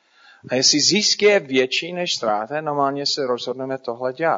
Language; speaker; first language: Czech; non-native, fluent; English